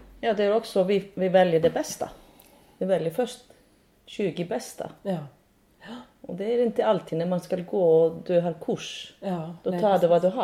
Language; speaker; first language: Swedish; non-native, fluent; Icelandic